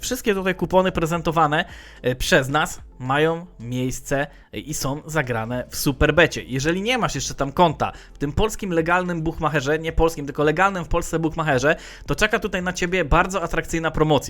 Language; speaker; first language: Polish; native; Polish